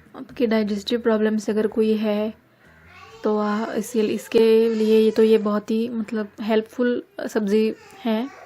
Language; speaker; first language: Hindi; non-native, local second language; Konkani